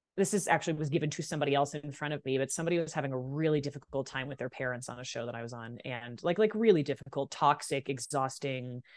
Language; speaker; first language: English; native; English